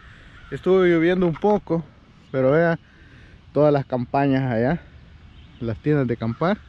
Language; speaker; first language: Spanish; native; Spanish